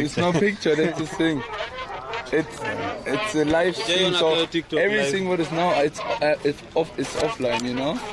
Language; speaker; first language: English; non-native, learner; German